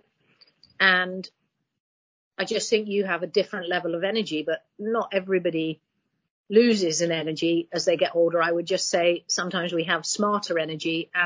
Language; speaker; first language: English; native; English